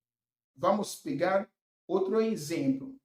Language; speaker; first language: Portuguese; non-native, fluent; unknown